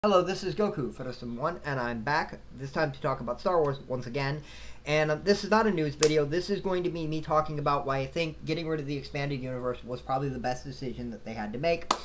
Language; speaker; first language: English; native; English